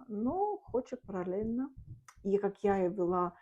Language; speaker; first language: Ukrainian; non-native, local second language; Russian